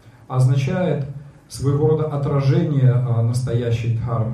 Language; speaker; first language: Russian; native; Russian